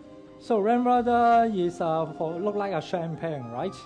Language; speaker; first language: English; non-native, local second language; Cantonese